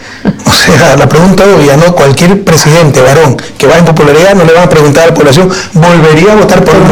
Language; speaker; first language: Spanish; native; Spanish